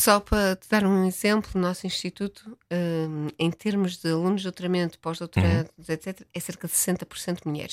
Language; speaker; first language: Portuguese; native; Portuguese